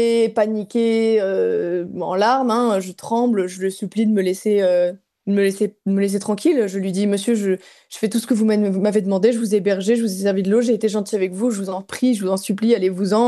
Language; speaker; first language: French; native; French